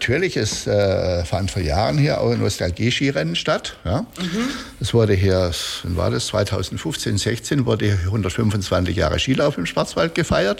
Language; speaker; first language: German; native; German